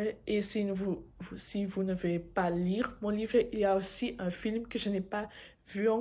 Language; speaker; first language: French; non-native, learner; English